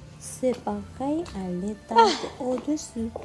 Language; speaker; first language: French; non-native, learner; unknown